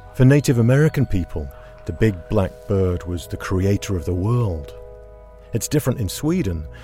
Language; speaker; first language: English; native; English